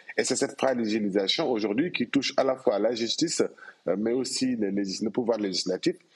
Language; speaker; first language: French; non-native, local second language; Wolof